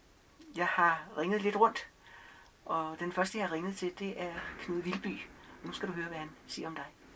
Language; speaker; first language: Danish; native; Danish